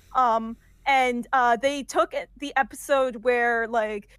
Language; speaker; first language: English; native; English